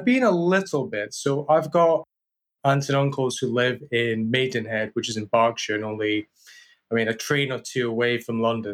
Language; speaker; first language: English; native; English